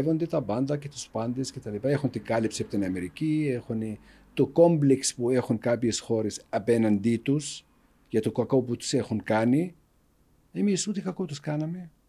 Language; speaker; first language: Greek; non-native, fluent; Arabic